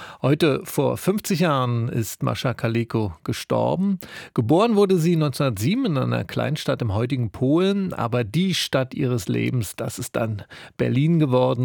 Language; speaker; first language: German; native; German